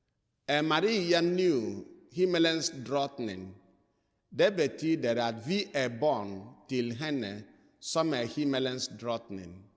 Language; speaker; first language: Swedish; non-native, fluent; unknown